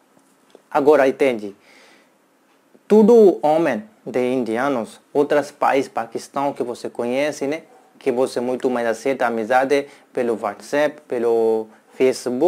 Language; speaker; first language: Portuguese; non-native, learner; Hindi